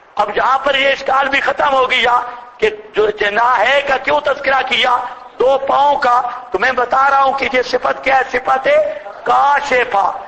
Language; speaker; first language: Urdu; non-native, local second language; Punjabi